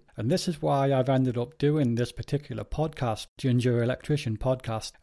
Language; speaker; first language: English; native; English